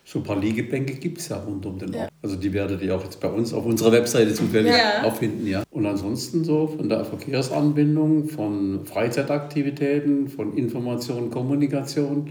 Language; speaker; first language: German; native; German